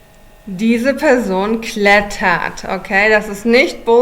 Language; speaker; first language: German; non-native, fluent; English